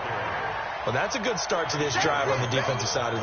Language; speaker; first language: English; native; English